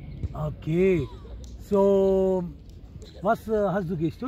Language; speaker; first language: German; non-native, learner; Urdu